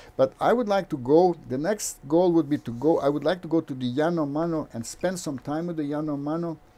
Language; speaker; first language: English; non-native, fluent; Portuguese